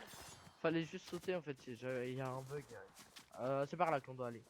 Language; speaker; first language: French; native; French